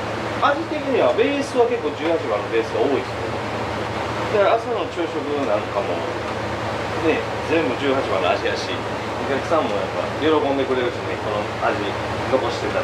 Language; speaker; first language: Japanese; native; Japanese